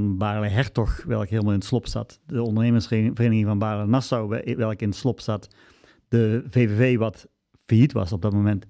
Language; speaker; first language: Dutch; native; Dutch